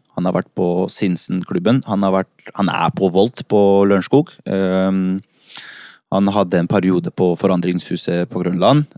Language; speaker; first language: Norwegian; early bilingual, other home language; Spanish